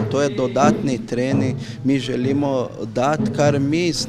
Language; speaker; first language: Slovenian; non-native, fluent; Portuguese